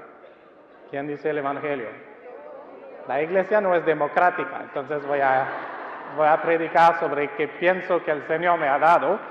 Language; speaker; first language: Spanish; non-native, fluent; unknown